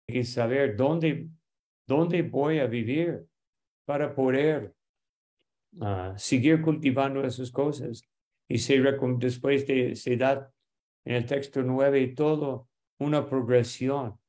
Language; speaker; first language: Spanish; non-native, fluent; English